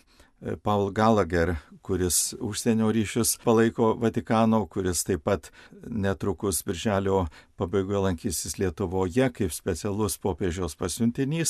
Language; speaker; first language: Lithuanian; native; Lithuanian